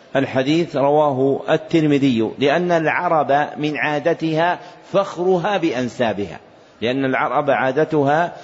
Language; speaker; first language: Arabic; native; Arabic